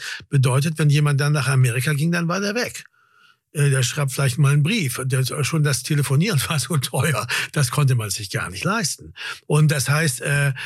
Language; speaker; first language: German; native; German